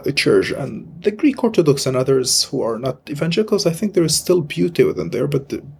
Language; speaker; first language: English; non-native, fluent; Arabic